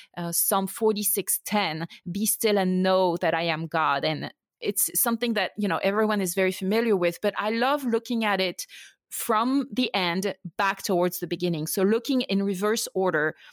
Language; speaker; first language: English; non-native, fluent; French